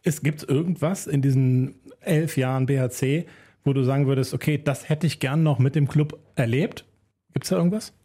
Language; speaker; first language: German; native; German